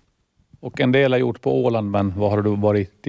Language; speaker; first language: Swedish; native; Swedish